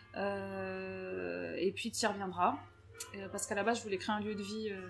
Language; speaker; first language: French; native; French